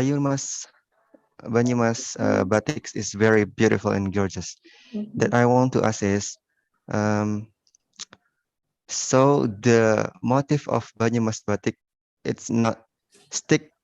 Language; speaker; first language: English; non-native, learner; Indonesian